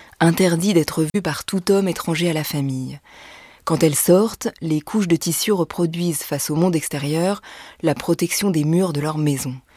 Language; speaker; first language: French; native; French